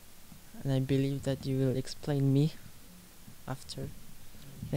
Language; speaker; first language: English; non-native, learner; Korean